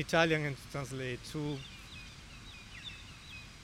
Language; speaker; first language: English; non-native, learner; Italian